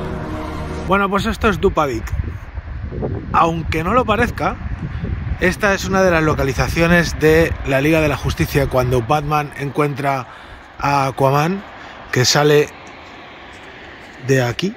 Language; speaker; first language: Spanish; native; Spanish